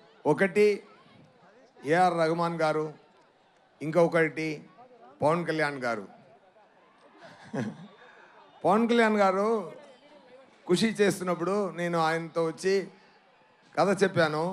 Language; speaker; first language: Telugu; non-native, local second language; Tamil